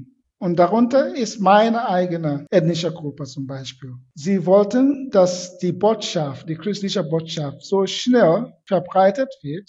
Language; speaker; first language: German; non-native, fluent; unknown